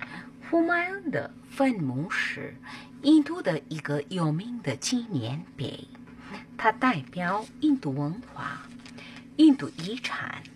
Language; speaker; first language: Chinese; non-native, fluent; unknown